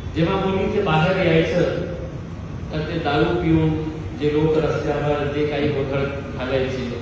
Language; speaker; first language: Marathi; non-native, local second language; Urdu